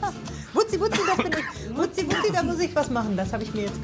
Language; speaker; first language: German; native; German